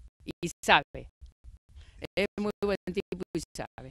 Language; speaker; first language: Spanish; native; Spanish